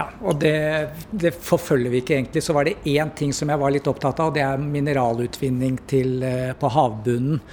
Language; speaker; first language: Norwegian; native; Norwegian